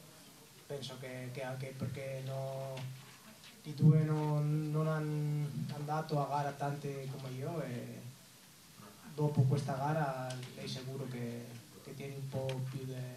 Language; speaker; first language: Italian; non-native, learner; Spanish